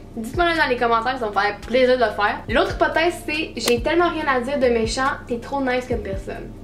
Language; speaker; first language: French; native; French